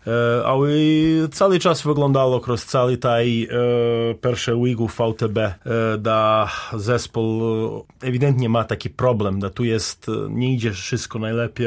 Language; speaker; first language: Polish; non-native, learner; Serbian